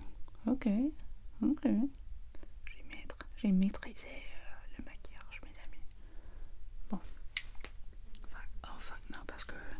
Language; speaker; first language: French; non-native, learner; English